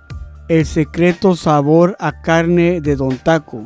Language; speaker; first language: Spanish; early bilingual, heritage; Spanish